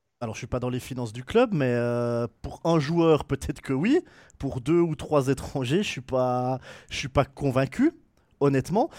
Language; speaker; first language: French; native; French